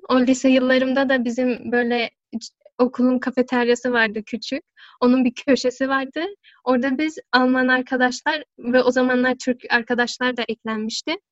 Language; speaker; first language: Turkish; early bilingual, heritage; Turkish